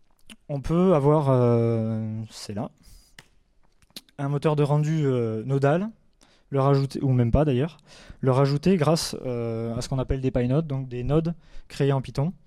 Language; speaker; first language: French; native; French